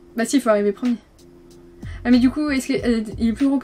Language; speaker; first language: French; native; French